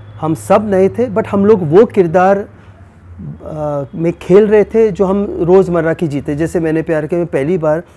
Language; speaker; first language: Hindi; native; Hindi